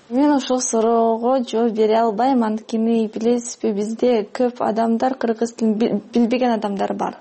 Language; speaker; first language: Kyrgyz; non-native, fluent; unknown